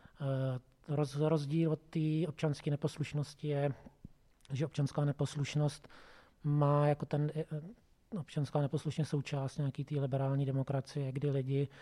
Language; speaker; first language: Czech; native; Czech